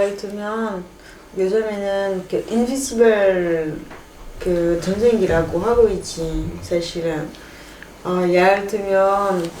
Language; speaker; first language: Korean; non-native, fluent; French